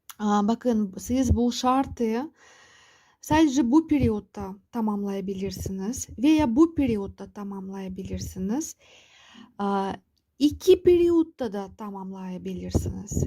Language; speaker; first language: Turkish; non-native, fluent; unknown